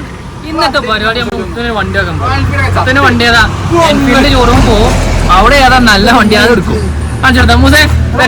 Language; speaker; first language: Malayalam; native; Malayalam